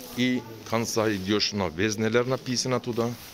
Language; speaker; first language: Russian; non-native, learner; Turkish